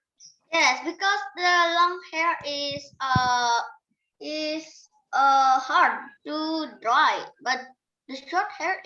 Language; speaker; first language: English; non-native, learner; Indonesian